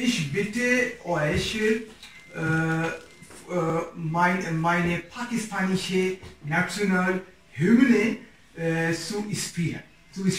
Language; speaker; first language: German; non-native, learner; Urdu